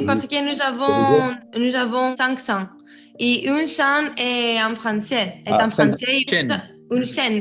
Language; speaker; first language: French; non-native, learner; Greek